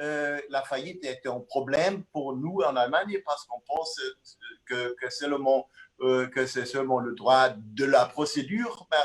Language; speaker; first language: French; non-native, fluent; German